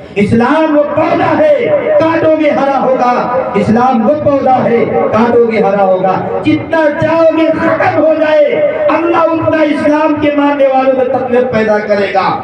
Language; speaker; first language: Urdu; native; Urdu